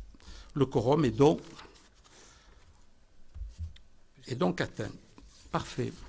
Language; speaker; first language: French; native; French